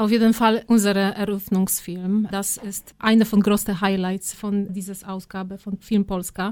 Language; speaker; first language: German; non-native, fluent; Polish